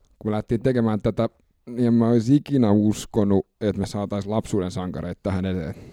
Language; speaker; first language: Finnish; native; Finnish